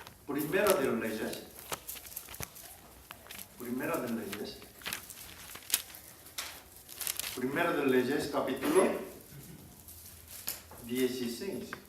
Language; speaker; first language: Spanish; non-native, learner; Korean